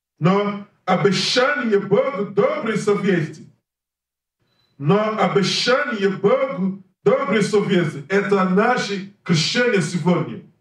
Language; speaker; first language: Russian; non-native, learner; English